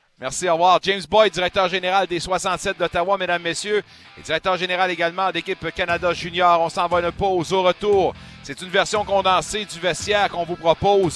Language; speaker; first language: French; native; French